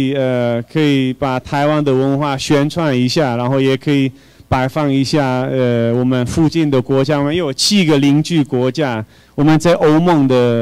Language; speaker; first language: Chinese; non-native, fluent; Hungarian